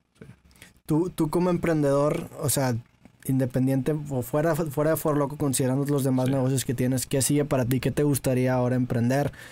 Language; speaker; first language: Spanish; native; Spanish